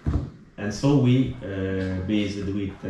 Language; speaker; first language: English; non-native, learner; Italian